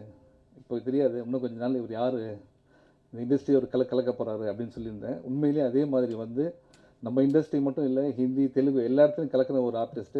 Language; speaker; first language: Tamil; native; Tamil